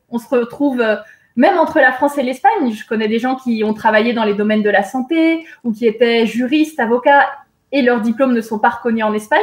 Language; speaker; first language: French; native; French